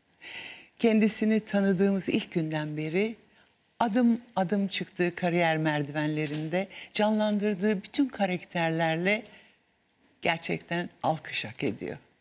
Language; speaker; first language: Turkish; native; Turkish